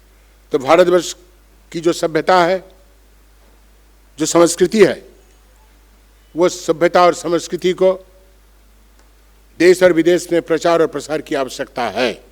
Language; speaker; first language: Hindi; non-native, local second language; Bangla